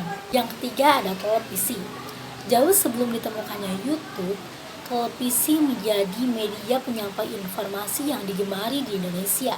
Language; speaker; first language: Indonesian; native; Indonesian